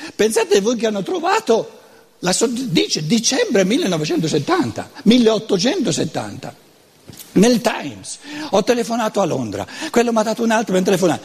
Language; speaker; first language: Italian; non-native, local second language; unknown